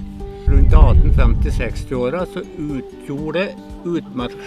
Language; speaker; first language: Norwegian; native; Norwegian